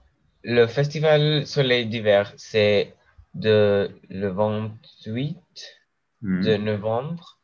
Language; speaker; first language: French; non-native, learner; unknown